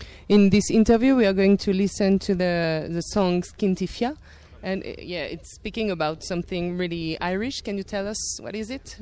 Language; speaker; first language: English; non-native, learner; French